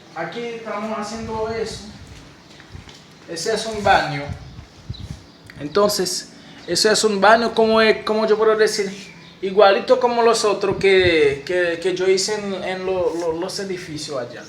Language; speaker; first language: Spanish; non-native, learner; Haitian Creole